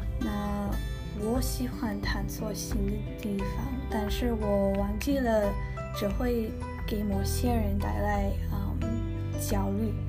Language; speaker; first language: Chinese; non-native, learner; English